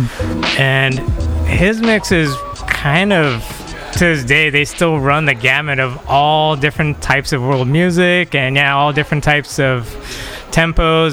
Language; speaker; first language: English; native; English